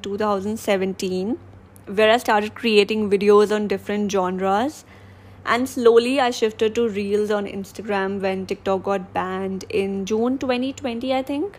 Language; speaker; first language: English; non-native, local second language; Hindi